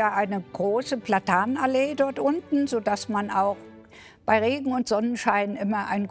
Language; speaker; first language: German; native; German